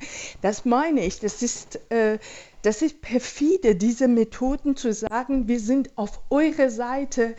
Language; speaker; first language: German; non-native, fluent; Persian